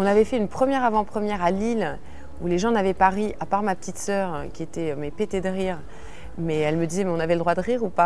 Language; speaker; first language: French; native; French